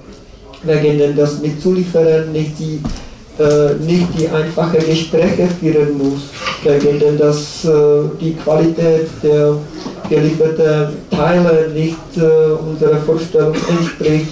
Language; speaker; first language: German; non-native, learner; Czech